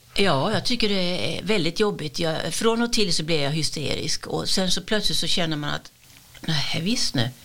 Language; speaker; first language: Swedish; native; Swedish